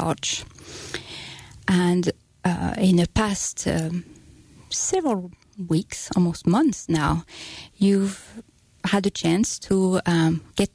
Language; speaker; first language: English; non-native, fluent; French